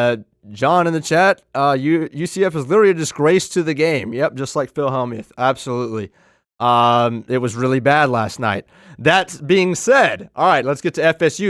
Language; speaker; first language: English; native; English